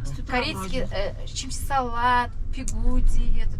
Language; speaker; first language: Russian; non-native, local second language; Kazakh